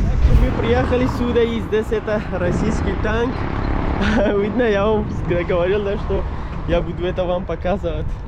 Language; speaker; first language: Russian; non-native, learner; Pashto